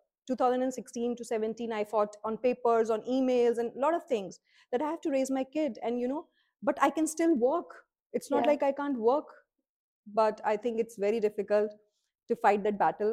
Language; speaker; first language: English; non-native, local second language; Hindi